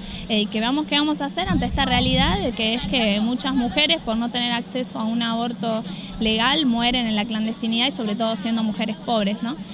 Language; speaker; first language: Spanish; native; Spanish